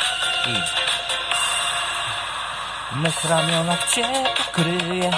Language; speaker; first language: Polish; native; Polish